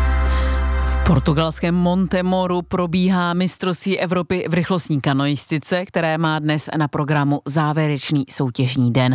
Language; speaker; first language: Czech; native; Czech